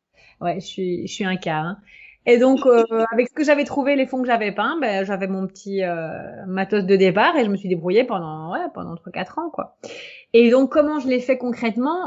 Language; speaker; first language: French; native; French